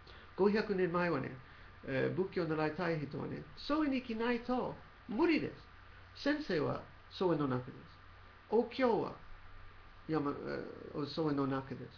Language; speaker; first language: Japanese; non-native, learner; English